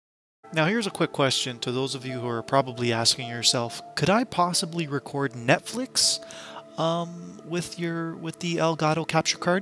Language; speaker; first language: English; native; English